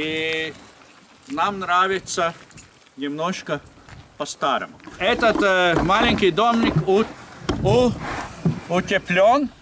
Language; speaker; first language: Russian; non-native, learner; Latvian